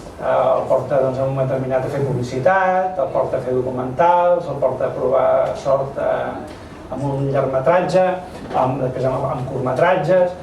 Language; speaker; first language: Catalan; native; Catalan